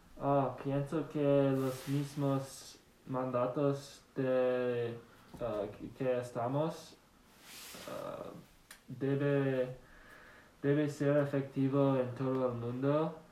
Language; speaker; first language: Spanish; non-native, learner; English